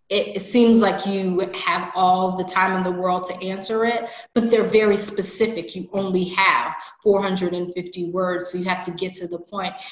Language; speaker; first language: English; native; English